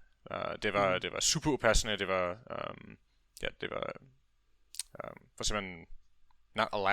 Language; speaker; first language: Danish; non-native, learner; English